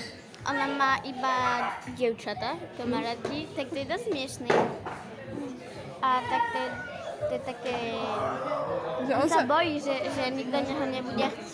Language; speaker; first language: Slovak; early bilingual, heritage; Slovak